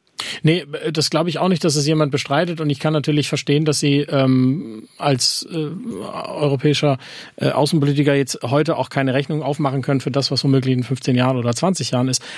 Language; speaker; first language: German; native; German